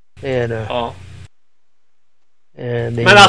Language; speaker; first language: Swedish; non-native, fluent; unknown